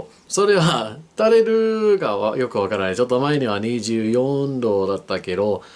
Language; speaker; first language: Japanese; non-native, learner; English